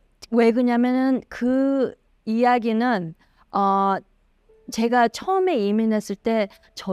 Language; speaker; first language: Korean; early bilingual, heritage; Korean